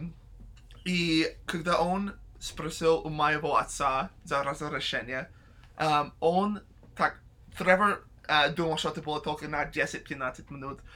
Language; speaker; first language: Russian; non-native, learner; English